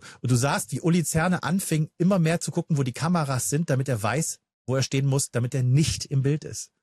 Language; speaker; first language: German; native; German